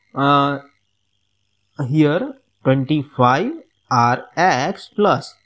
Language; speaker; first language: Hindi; non-native, local second language; Gujarati